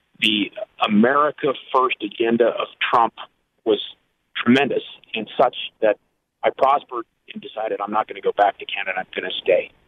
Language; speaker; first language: English; native; English